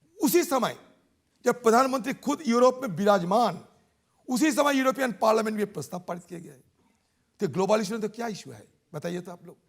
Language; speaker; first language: Hindi; non-native, local second language; Bangla